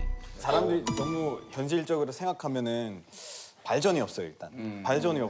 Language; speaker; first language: Korean; non-native, fluent; Spanish